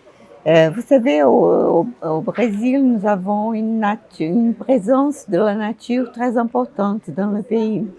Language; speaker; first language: French; non-native, fluent; Portuguese